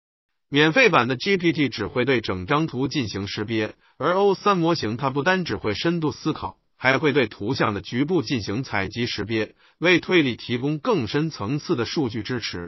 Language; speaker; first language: Chinese; native; Chinese